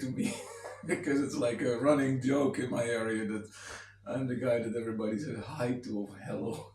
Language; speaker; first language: English; non-native, fluent; Dutch